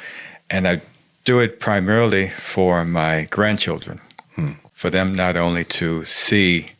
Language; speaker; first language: English; native; English